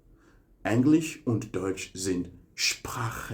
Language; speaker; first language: German; non-native, fluent; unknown